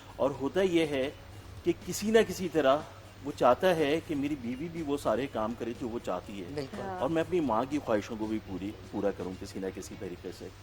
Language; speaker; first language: Urdu; native; Urdu